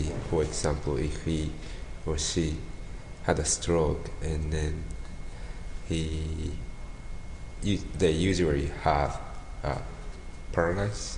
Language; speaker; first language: English; non-native, fluent; Japanese